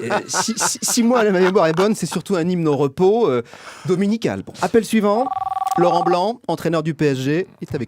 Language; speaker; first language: French; native; French